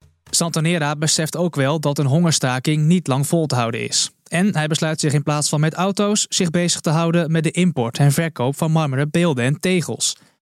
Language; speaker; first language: Dutch; native; Dutch